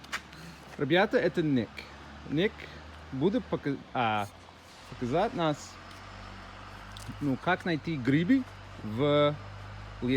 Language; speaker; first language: Russian; non-native, learner; English